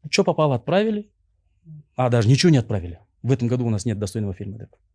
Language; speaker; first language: Russian; non-native, local second language; Kazakh